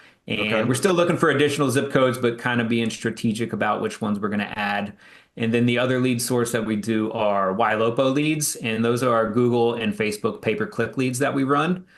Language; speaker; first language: English; native; English